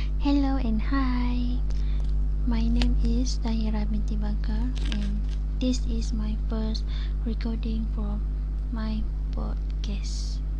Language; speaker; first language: English; non-native, learner; Malay